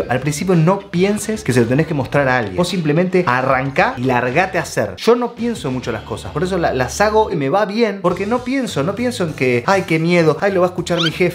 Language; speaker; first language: Spanish; native; Spanish